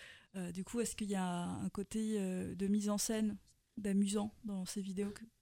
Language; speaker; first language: French; native; French